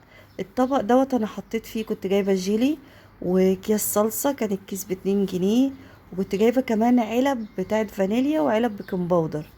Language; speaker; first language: Arabic; native; Arabic